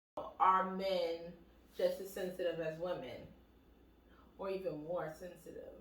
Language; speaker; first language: English; native; English